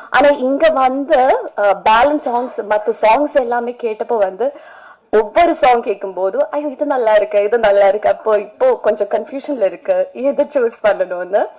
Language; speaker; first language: Tamil; non-native, fluent; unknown